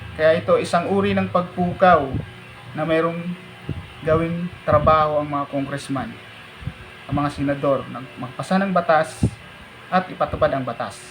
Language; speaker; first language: Filipino; native; Filipino